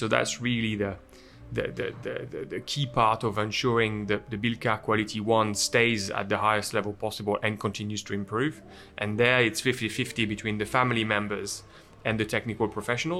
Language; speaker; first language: English; non-native, fluent; French